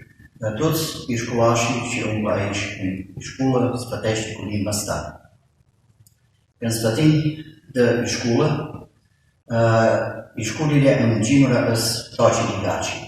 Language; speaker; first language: Romanian; early bilingual, heritage; Romanian